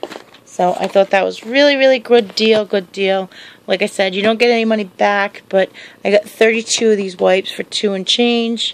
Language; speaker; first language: English; native; English